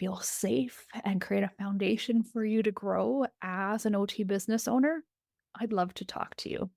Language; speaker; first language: English; native; English